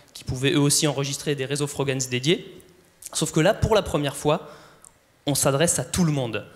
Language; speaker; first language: French; native; French